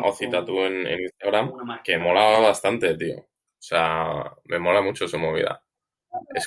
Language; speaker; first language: Spanish; native; Spanish